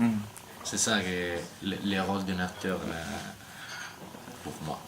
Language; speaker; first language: French; non-native, learner; Italian